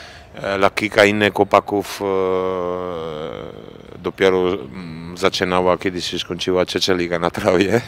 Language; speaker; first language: Polish; non-native, fluent; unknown